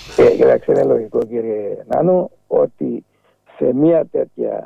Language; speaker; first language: Greek; native; Greek